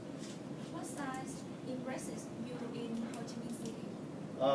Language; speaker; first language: English; non-native, learner; Vietnamese